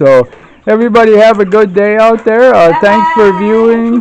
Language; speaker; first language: English; native; English